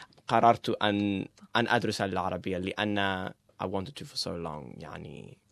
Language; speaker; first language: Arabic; non-native, learner; English